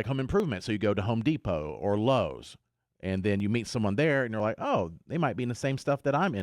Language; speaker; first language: English; native; English